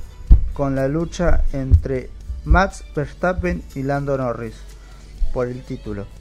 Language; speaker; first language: Spanish; native; Spanish